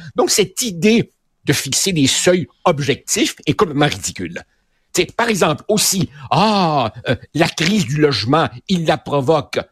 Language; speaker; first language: French; native; French